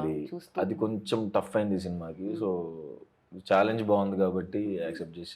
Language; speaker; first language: Telugu; native; Telugu